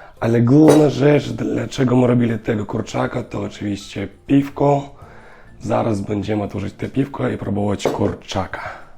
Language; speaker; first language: Polish; non-native, learner; Russian